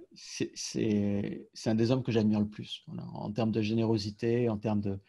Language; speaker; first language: French; native; French